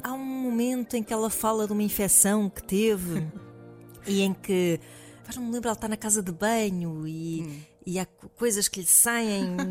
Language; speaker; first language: Portuguese; native; Portuguese